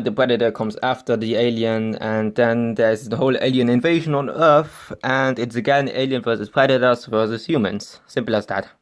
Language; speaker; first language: English; non-native, fluent; German